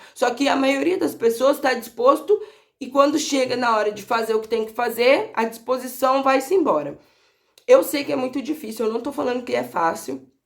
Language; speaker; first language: Portuguese; native; Portuguese